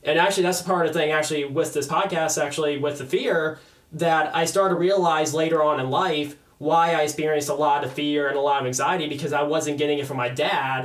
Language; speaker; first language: English; native; English